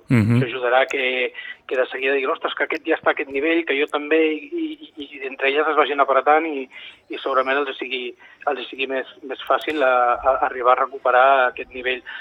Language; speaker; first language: Catalan; native; Catalan